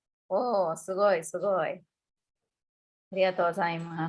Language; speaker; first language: Japanese; non-native, fluent; Indonesian